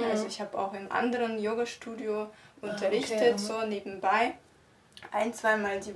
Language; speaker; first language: German; non-native, fluent; Russian